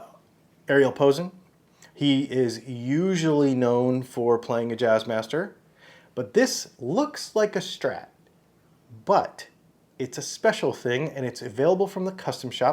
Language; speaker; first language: English; native; English